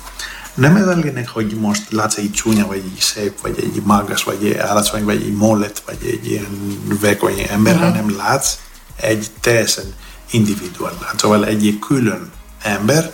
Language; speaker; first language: Hungarian; non-native, learner; Greek